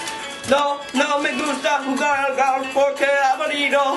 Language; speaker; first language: Spanish; non-native, learner; English